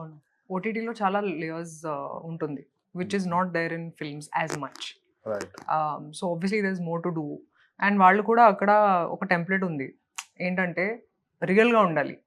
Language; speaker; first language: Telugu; non-native, local second language; Hindi